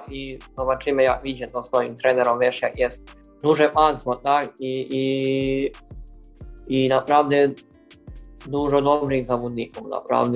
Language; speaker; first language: Polish; non-native, learner; Serbian